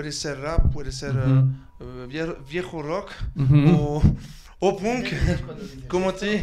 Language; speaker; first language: Spanish; non-native, learner; French